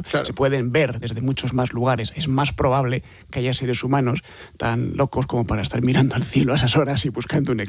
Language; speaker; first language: Spanish; native; Spanish